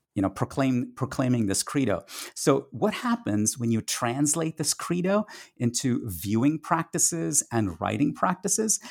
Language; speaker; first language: English; non-native, local second language; Tamil